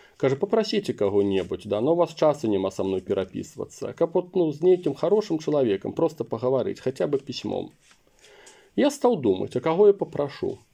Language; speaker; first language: Belarusian; non-native, local second language; Russian